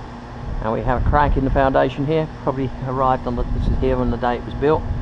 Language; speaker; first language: English; native; English